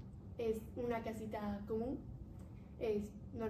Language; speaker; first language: Spanish; native; Spanish